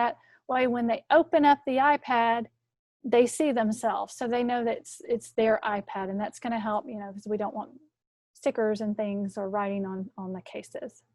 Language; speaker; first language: English; native; English